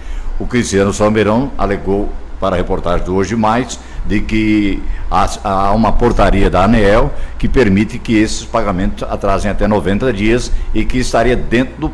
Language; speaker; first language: Portuguese; native; Portuguese